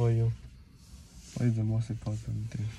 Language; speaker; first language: English; non-native, learner; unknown